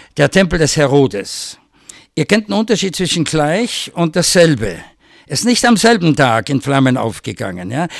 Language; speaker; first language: German; native; German